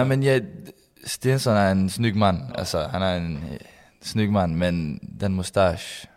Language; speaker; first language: Swedish; non-native, learner; Danish